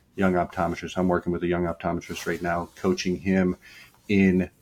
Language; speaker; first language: English; native; English